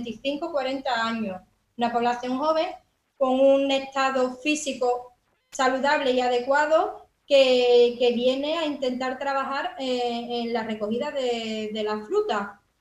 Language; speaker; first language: Spanish; native; Spanish